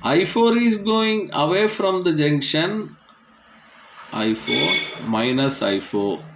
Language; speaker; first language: English; non-native, local second language; Tamil